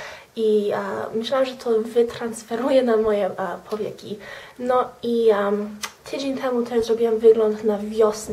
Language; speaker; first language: Polish; early bilingual, heritage; Polish